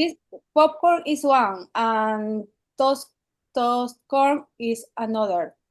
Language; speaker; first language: English; non-native, learner; Spanish